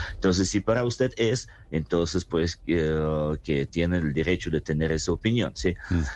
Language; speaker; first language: Spanish; non-native, fluent; Russian